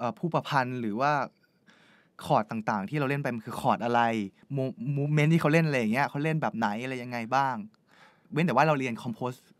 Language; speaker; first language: Thai; native; Thai